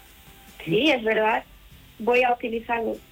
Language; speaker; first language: Spanish; non-native, learner; Portuguese